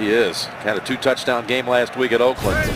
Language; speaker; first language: English; native; English